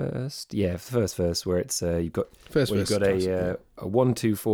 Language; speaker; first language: English; native; English